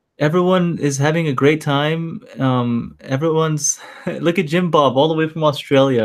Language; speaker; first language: English; native; English